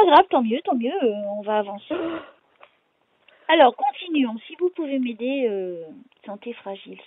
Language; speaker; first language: French; native; French